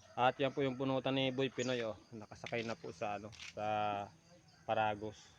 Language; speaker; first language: Filipino; non-native, local second language; Bikol